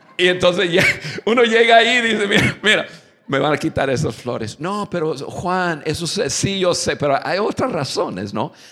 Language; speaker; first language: Spanish; non-native, fluent; English